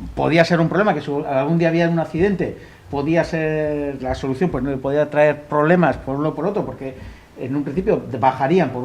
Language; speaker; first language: Spanish; non-native, local second language; Basque